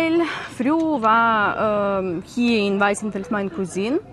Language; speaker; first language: German; non-native, learner; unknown